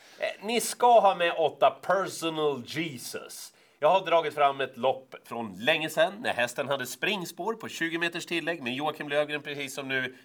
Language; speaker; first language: Swedish; native; Swedish